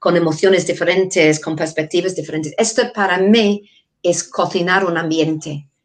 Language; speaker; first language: Spanish; non-native, fluent; English